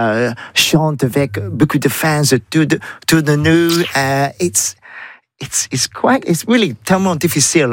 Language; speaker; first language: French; non-native, learner; English